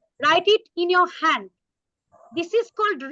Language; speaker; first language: English; non-native, fluent; Bangla